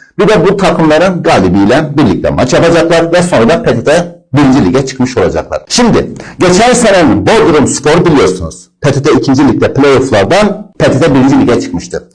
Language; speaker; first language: Turkish; native; Turkish